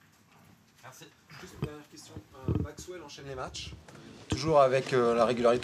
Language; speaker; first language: French; native; French